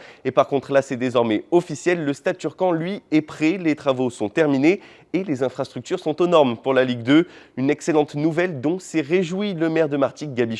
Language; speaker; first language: French; native; French